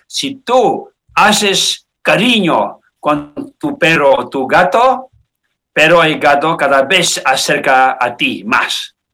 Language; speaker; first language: Spanish; non-native, learner; Tibetan